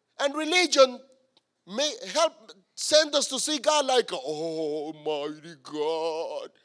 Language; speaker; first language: English; non-native, fluent; Spanish